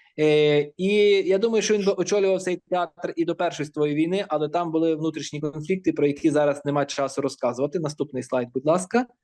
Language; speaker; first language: Ukrainian; native; Ukrainian